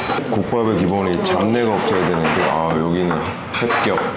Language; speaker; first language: Korean; native; Korean